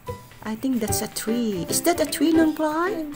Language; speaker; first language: English; non-native, fluent; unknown